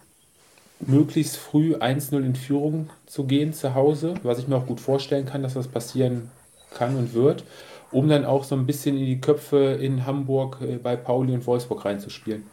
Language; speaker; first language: German; native; German